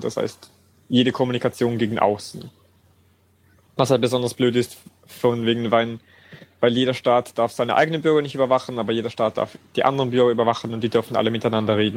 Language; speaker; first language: German; native; German